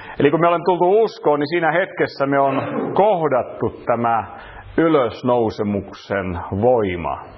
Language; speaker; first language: Finnish; native; Finnish